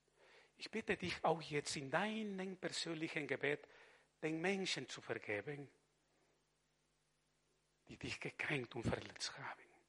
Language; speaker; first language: German; non-native, fluent; Spanish